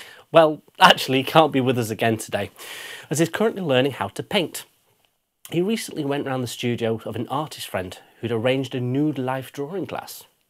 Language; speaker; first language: English; native; English